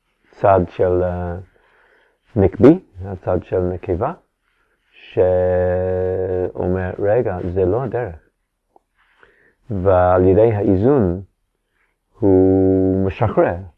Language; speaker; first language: Hebrew; non-native, fluent; English